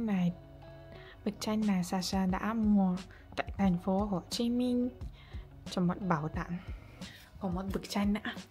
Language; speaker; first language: Vietnamese; non-native, learner; Russian